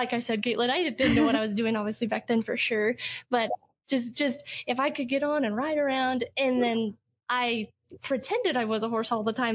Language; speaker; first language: English; native; English